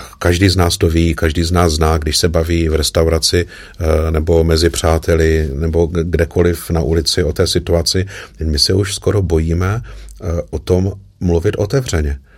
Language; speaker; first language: Czech; native; Czech